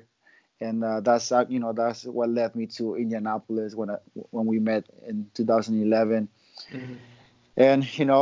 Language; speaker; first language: English; non-native, fluent; Spanish